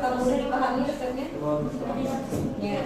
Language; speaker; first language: Indonesian; native; Indonesian